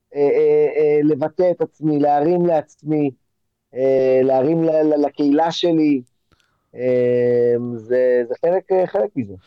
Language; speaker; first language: Hebrew; native; Hebrew